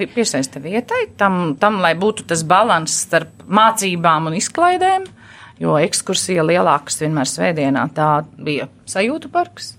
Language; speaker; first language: Latvian; early bilingual, heritage; Latvian